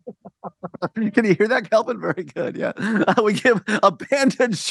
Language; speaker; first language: English; native; English